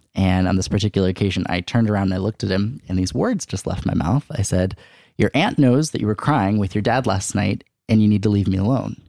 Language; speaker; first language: English; native; English